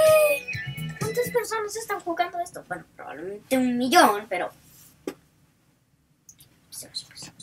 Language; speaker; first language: Spanish; early bilingual, heritage; Spanish